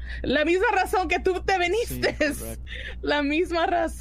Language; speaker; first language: Spanish; early bilingual, heritage; Spanish